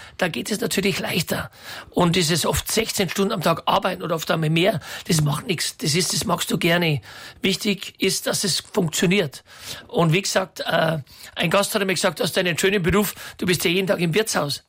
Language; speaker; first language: German; native; German